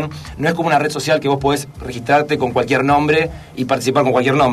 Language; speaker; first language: Spanish; native; Spanish